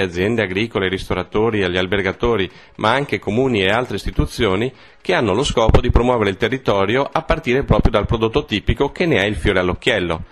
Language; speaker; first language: Italian; native; Italian